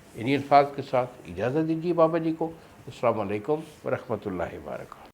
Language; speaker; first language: Urdu; non-native, local second language; Punjabi